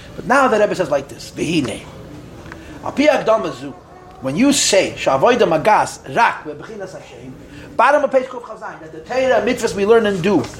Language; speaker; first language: English; native; English